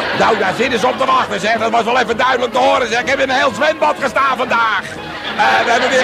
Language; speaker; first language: Dutch; native; Dutch